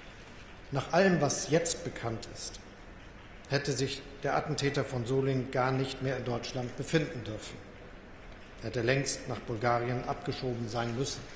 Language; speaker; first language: German; native; German